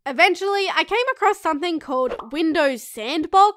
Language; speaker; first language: English; native; English